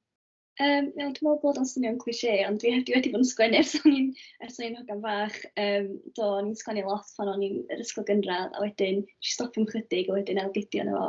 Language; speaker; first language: Welsh; native; Welsh